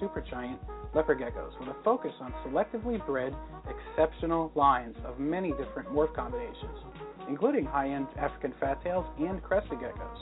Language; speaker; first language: English; native; English